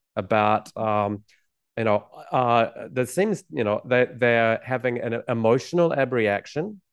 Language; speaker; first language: English; native; English